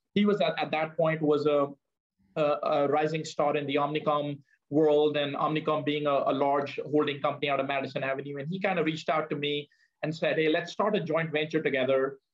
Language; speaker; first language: English; non-native, local second language; Punjabi